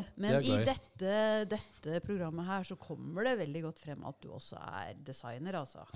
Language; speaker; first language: Norwegian; native; Norwegian